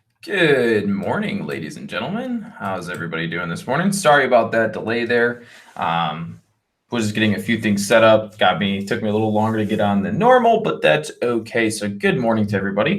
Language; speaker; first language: English; native; English